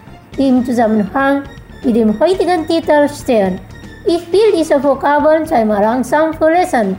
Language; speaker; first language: German; non-native, fluent; Indonesian